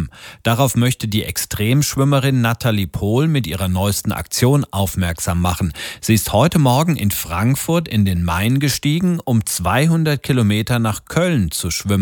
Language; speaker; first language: German; native; German